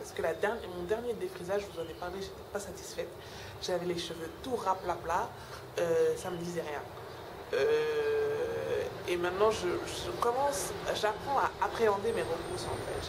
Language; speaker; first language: French; non-native, local second language; Wolof